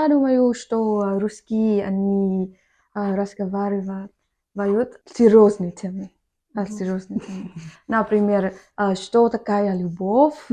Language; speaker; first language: Russian; non-native, learner; Vietnamese